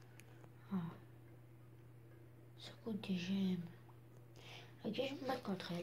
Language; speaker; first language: French; native; French